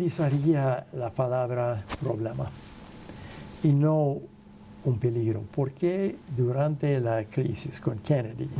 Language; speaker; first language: Spanish; non-native, fluent; English